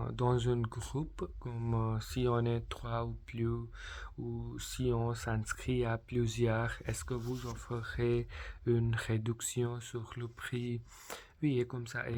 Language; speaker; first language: French; non-native, learner; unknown